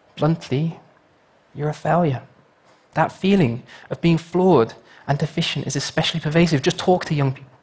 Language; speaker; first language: English; native; English